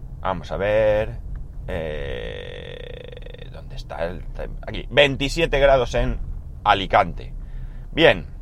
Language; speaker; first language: Spanish; native; Spanish